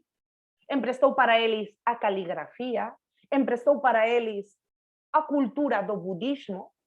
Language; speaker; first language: Portuguese; non-native, fluent; Spanish